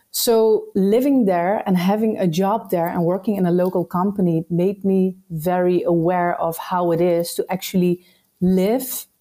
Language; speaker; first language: English; non-native, fluent; Dutch